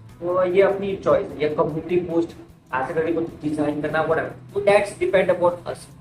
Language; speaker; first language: Hindi; native; Hindi